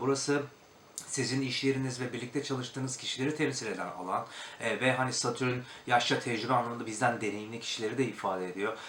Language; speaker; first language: Turkish; native; Turkish